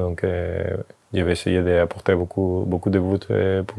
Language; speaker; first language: French; non-native, fluent; Spanish